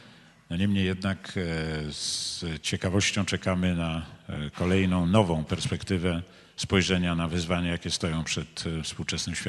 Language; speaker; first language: Polish; native; Polish